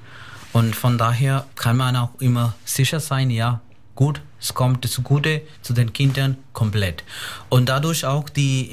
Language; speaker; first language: German; non-native, fluent; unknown